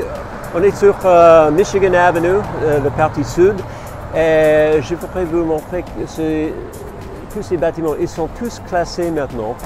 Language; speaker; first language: French; non-native, fluent; English